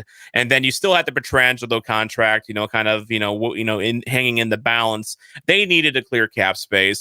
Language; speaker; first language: English; native; English